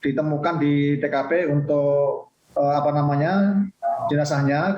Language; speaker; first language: Indonesian; native; Indonesian